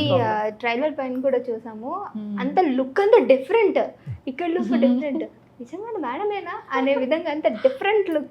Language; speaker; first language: Telugu; native; Telugu